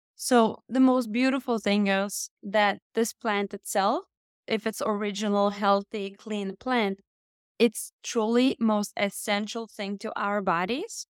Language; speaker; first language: English; non-native, fluent; Lithuanian